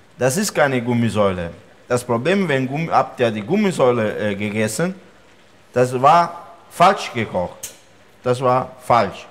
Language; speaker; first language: German; non-native, learner; Italian